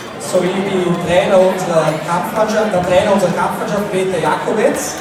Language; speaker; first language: German; native; German